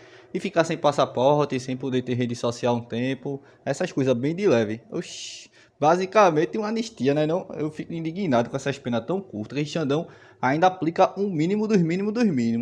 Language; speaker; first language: Portuguese; native; Portuguese